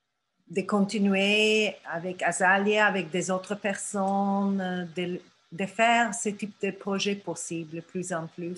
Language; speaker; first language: French; non-native, fluent; Turkish